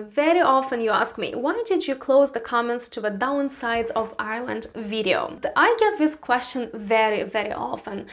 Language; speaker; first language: English; non-native, fluent; Romanian